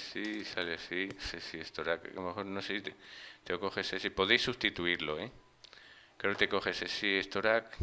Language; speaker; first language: Spanish; native; Spanish